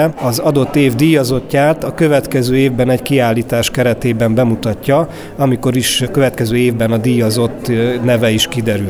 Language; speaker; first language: Hungarian; native; Hungarian